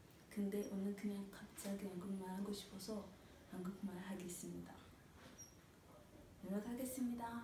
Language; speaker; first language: Korean; non-native, learner; English